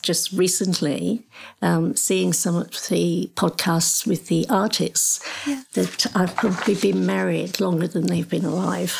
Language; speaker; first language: English; native; English